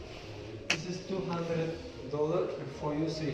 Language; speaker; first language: English; non-native, learner; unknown